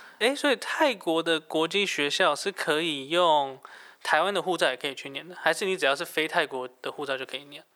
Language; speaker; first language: Chinese; native; Chinese